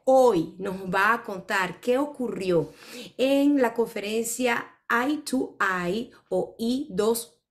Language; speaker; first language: Spanish; native; Spanish